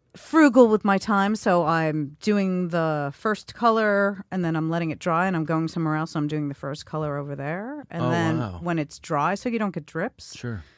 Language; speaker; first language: English; native; English